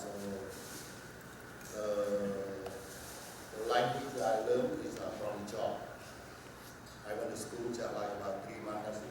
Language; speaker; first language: English; non-native, learner; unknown